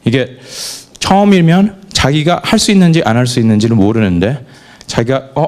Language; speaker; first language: Korean; non-native, fluent; English